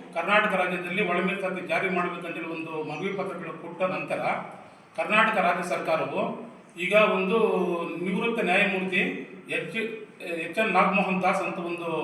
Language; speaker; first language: Kannada; native; Kannada